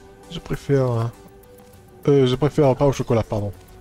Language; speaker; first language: French; native; French